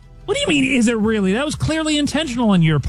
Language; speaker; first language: English; native; English